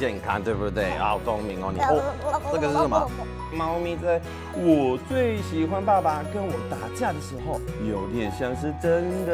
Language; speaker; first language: Chinese; non-native, fluent; Swedish